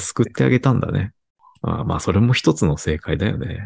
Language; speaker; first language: Japanese; native; Japanese